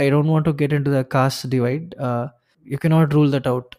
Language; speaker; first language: English; non-native, local second language; Tamil